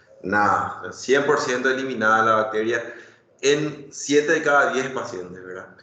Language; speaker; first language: Spanish; native; Spanish